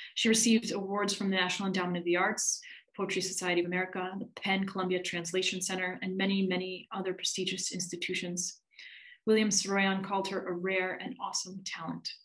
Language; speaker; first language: English; native; English